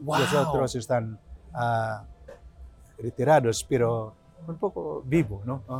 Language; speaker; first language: Spanish; non-native, learner; Cebuano